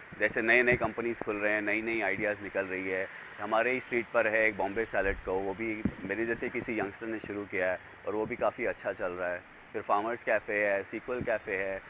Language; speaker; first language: Hindi; native; Hindi